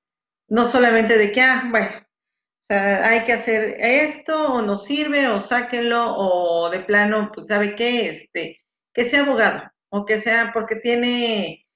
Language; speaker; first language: Spanish; native; Spanish